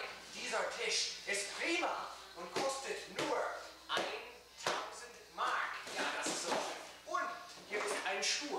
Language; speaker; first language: German; non-native, learner; English